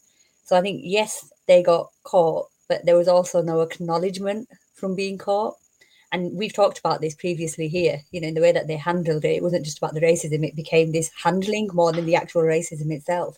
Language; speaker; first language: English; native; English